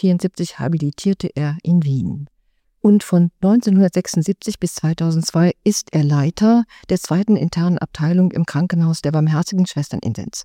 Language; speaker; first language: German; native; German